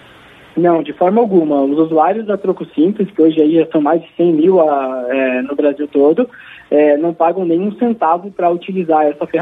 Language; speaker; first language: Portuguese; native; Portuguese